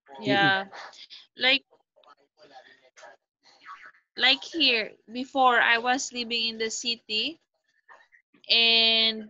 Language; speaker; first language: English; non-native, local second language; Filipino